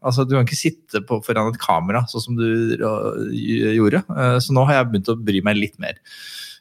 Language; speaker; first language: Norwegian; native; Norwegian